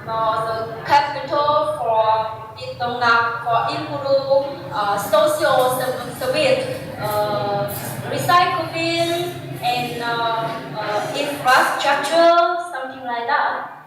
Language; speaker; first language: English; non-native, learner; Vietnamese